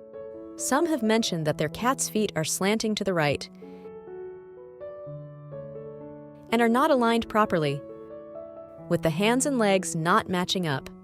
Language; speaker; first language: English; non-native, fluent; Chinese